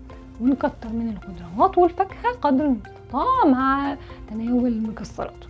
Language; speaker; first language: Arabic; native; Arabic